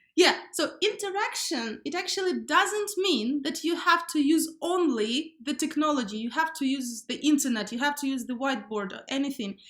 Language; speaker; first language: English; non-native, fluent; Ukrainian